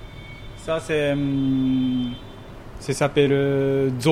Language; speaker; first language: French; non-native, fluent; Japanese